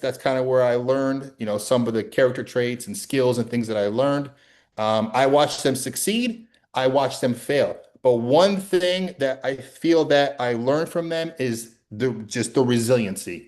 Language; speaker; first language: English; native; English